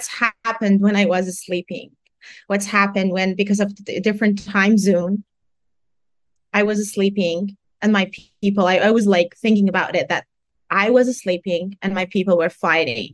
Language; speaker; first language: English; non-native, fluent; Persian